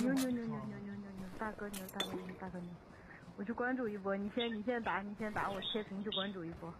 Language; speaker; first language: Chinese; native; Chinese